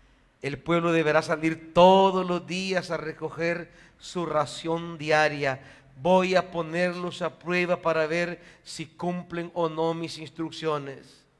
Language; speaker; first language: Spanish; native; Spanish